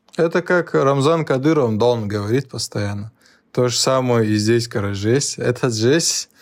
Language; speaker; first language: Russian; non-native, local second language; Lezghian